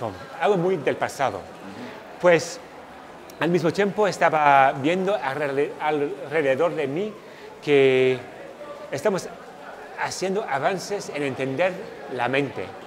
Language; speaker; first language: Spanish; non-native, fluent; English